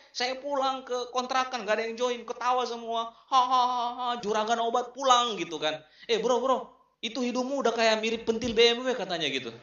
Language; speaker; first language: Indonesian; native; Indonesian